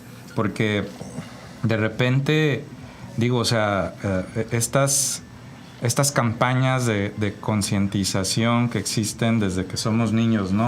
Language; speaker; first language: Spanish; native; Spanish